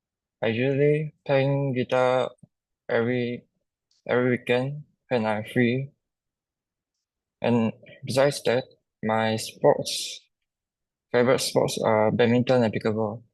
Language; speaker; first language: English; non-native, local second language; Chinese